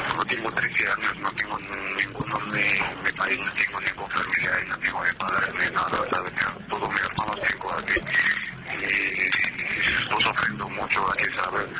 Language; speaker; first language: Spanish; non-native, learner; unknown